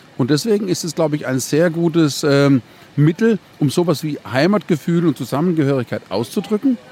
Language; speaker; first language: German; native; German